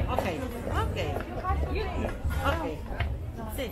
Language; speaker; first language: Spanish; non-native, learner; Chinese